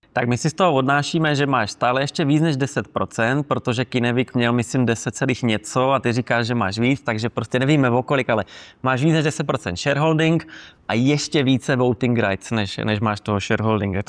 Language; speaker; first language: Czech; native; Czech